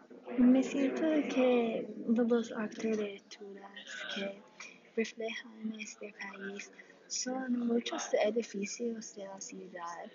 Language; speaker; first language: Spanish; non-native, learner; English